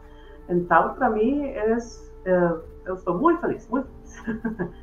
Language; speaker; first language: Portuguese; non-native, fluent; Spanish